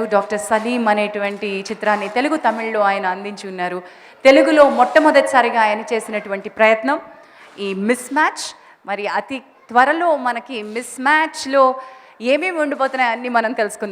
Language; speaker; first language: Telugu; native; Telugu